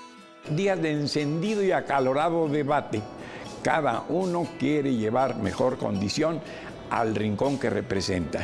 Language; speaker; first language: Spanish; native; Spanish